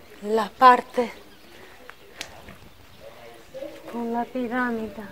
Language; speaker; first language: Spanish; non-native, learner; Russian